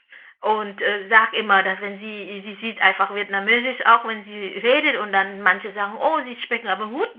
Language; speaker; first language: German; non-native, fluent; Vietnamese